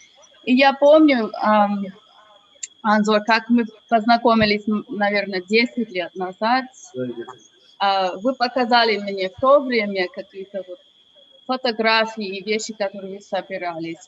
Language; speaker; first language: Russian; non-native, fluent; English